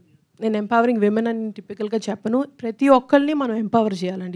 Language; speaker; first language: Telugu; native; Telugu